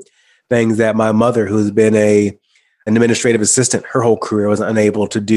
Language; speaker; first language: English; native; English